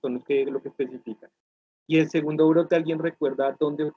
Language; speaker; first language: Spanish; native; Spanish